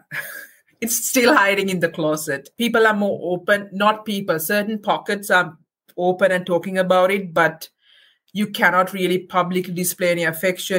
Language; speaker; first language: English; non-native, local second language; Sinhala